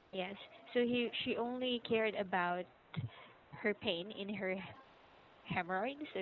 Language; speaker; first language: English; non-native, local second language; Filipino